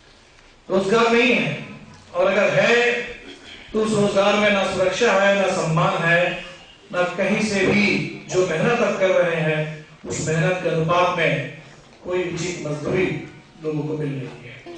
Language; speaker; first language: Hindi; native; Hindi